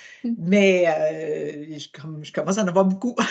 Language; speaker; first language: French; native; French